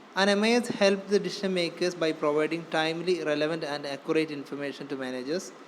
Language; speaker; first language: English; non-native, local second language; Malayalam